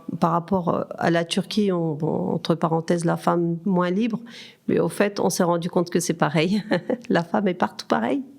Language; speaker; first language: French; early bilingual, other home language; Turkish